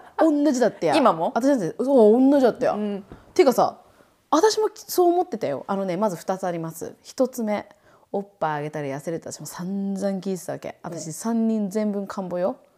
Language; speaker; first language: Japanese; native; Japanese